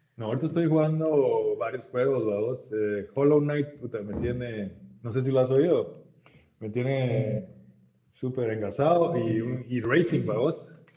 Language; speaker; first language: Spanish; native; Spanish